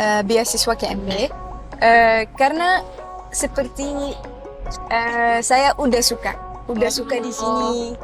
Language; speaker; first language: Indonesian; non-native, fluent; Arabic